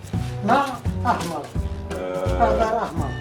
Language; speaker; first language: Arabic; native; Arabic